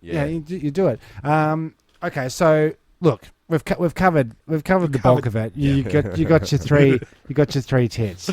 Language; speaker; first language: English; native; English